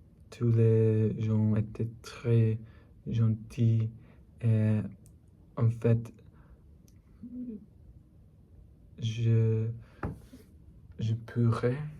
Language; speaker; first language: French; non-native, learner; English